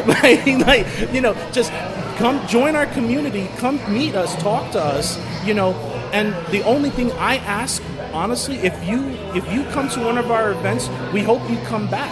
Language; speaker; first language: English; native; English